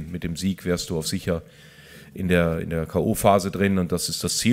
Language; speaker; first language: German; native; German